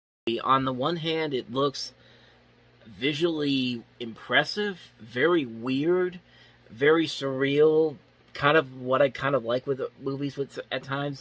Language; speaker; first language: English; native; English